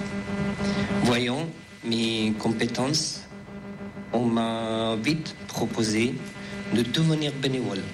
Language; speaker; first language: French; non-native, fluent; Persian